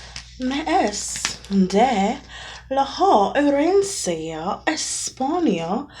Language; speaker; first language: Spanish; non-native, learner; English